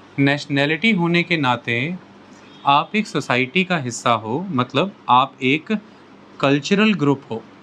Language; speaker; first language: Hindi; non-native, local second language; Punjabi